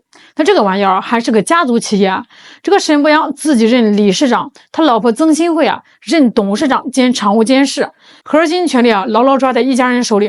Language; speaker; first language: Chinese; native; Chinese